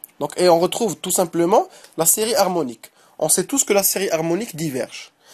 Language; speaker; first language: French; non-native, local second language; Arabic